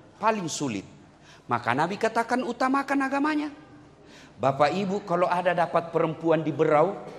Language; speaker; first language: Indonesian; non-native, local second language; Buginese